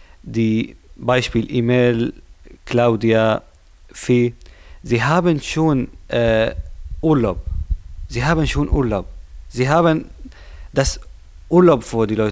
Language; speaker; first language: German; non-native, learner; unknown